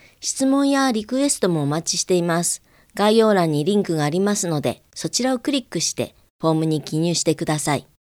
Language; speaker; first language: Japanese; native; Japanese